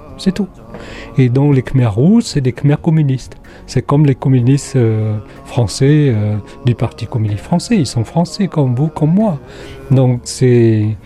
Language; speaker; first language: French; non-native, fluent; Khmer